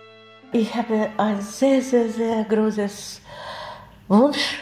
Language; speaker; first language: German; non-native, fluent; Russian